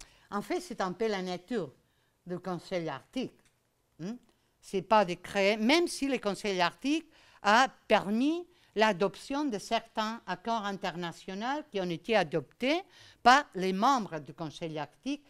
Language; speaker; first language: French; non-native, fluent; Spanish